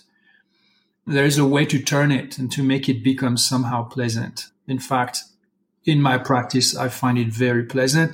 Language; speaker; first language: English; non-native, fluent; French